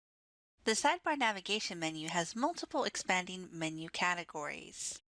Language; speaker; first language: English; native; English